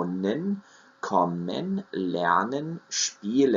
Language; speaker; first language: German; non-native, fluent; English